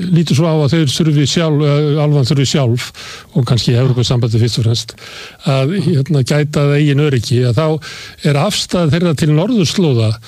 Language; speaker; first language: Icelandic; native; Icelandic